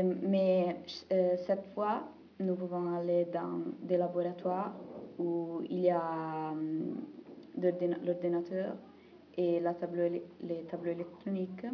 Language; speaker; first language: French; non-native, learner; Italian